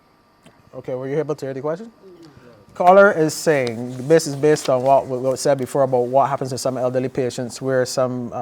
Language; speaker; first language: English; native; English